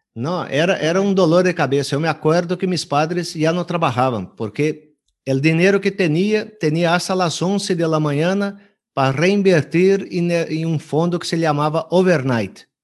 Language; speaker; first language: Spanish; non-native, fluent; Portuguese